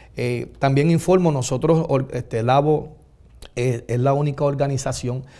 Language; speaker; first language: Spanish; native; Spanish